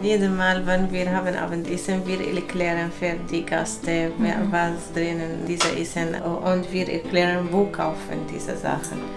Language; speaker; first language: German; non-native, learner; Arabic